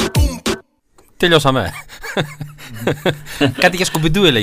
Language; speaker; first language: Greek; native; Greek